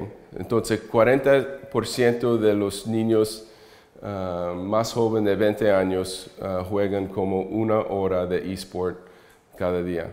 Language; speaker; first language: Spanish; early bilingual, heritage; English